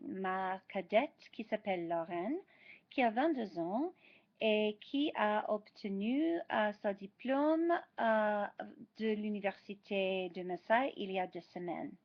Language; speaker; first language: French; non-native, fluent; English